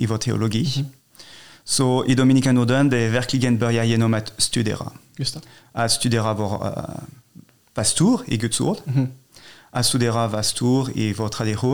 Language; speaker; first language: Swedish; non-native, fluent; French